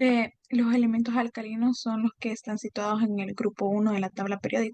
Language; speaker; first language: Spanish; native; Spanish